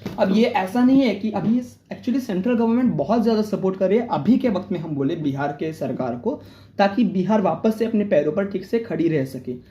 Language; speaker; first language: Hindi; non-native, local second language; Marathi